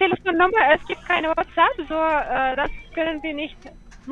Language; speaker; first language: German; non-native, learner; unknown